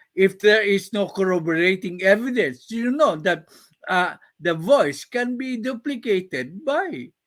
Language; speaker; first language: English; non-native, local second language; Filipino